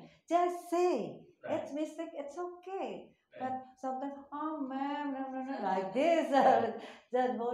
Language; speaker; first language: English; non-native, learner; Indonesian